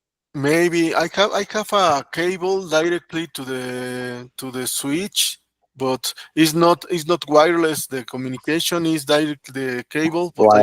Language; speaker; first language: English; non-native, learner; Spanish